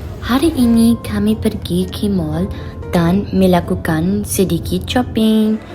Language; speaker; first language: Malay; non-native, learner; Arabic